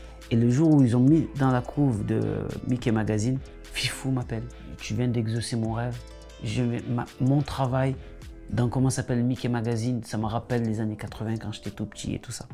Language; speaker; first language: French; native; French